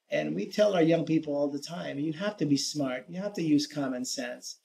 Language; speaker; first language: English; native; English